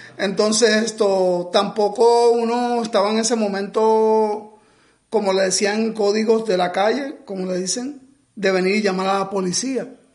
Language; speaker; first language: Spanish; native; Spanish